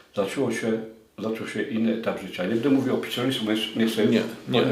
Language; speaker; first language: Polish; native; Polish